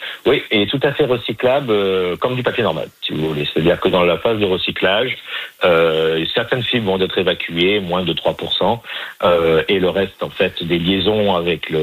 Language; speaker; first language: French; native; French